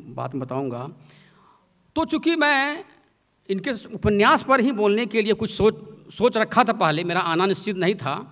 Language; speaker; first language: Hindi; native; Hindi